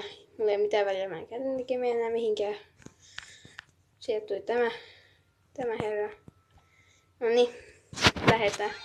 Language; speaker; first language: Finnish; native; Finnish